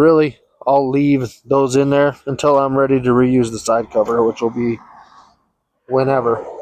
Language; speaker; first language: English; native; English